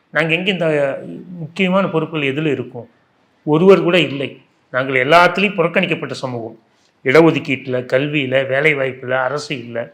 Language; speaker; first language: Tamil; non-native, local second language; Telugu